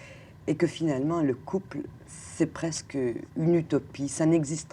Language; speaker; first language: French; native; French